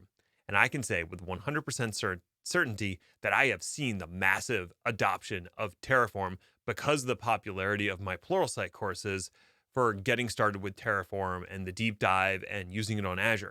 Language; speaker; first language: English; native; English